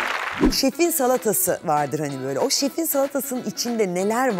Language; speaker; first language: Turkish; native; Turkish